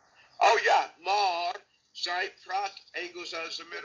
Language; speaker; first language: Dutch; non-native, learner; English